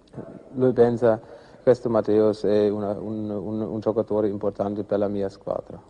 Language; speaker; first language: Italian; non-native, fluent; German